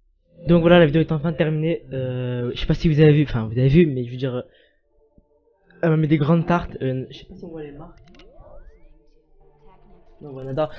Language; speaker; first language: French; native; French